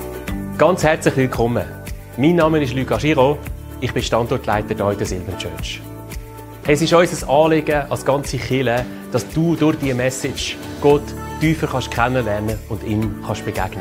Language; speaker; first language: German; native; German